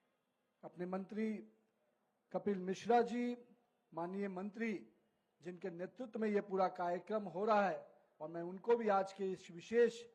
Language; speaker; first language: Hindi; native; Hindi